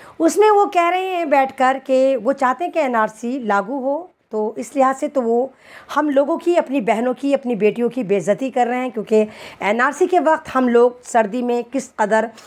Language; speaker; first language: Hindi; native; Hindi